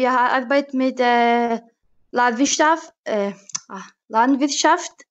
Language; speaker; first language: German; early bilingual, heritage; German